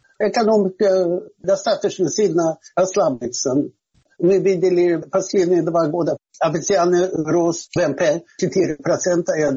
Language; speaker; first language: Russian; non-native, fluent; Swedish